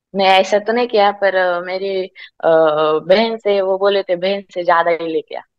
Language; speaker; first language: Hindi; non-native, local second language; Marathi